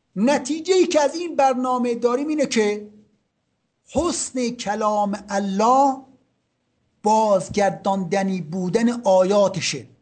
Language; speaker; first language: Persian; native; Persian